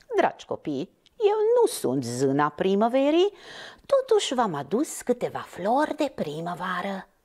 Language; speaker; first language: Romanian; non-native, local second language; Hungarian